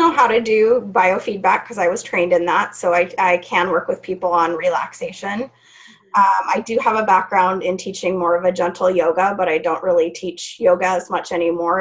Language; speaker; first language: English; native; English